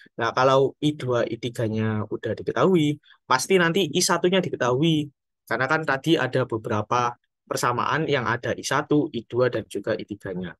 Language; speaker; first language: Indonesian; native; Indonesian